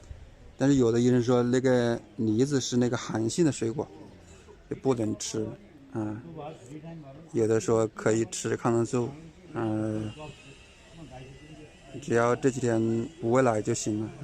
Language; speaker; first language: Chinese; native; Chinese